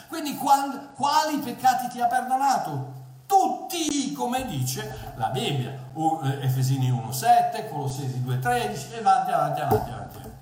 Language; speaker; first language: Italian; early bilingual, heritage; Italian